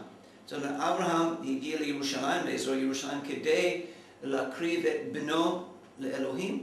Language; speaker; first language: Hebrew; non-native, fluent; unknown